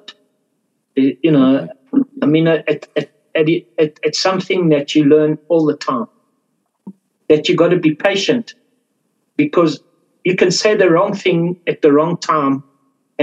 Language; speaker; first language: English; native; English